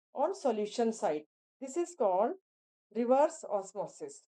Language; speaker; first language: English; non-native, local second language; Punjabi